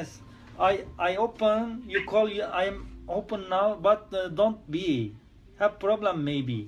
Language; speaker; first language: English; non-native, learner; Turkish